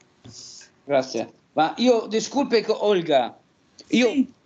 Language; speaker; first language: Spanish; non-native, learner; Italian